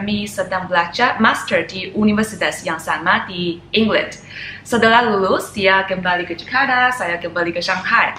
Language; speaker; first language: Indonesian; non-native, fluent; Chinese